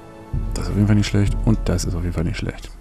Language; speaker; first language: German; native; German